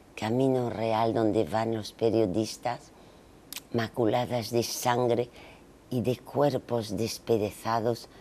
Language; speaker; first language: Spanish; native; Spanish